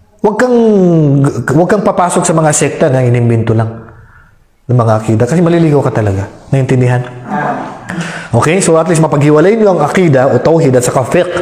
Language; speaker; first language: Filipino; non-native, local second language; Maranao